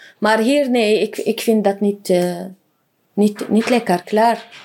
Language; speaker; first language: Dutch; non-native, learner; Arabic